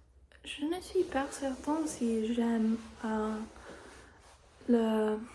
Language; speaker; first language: French; non-native, learner; English